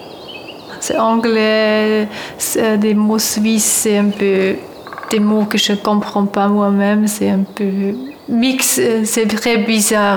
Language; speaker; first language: French; non-native, fluent; German